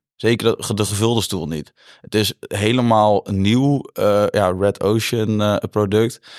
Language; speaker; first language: Dutch; native; Dutch